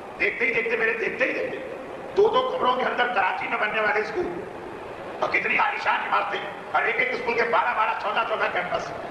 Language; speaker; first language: Urdu; native; Urdu